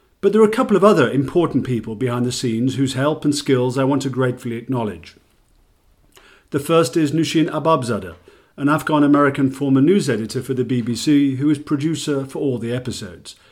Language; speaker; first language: English; native; English